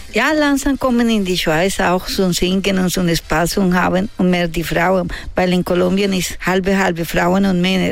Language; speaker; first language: German; non-native, learner; Spanish